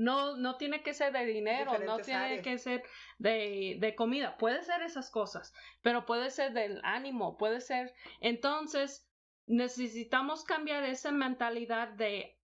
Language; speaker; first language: Spanish; non-native, fluent; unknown